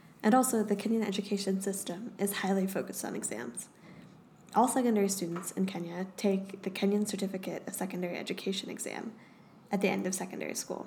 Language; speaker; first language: English; native; English